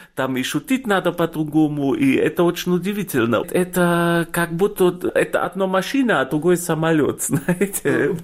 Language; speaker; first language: Russian; non-native, fluent; German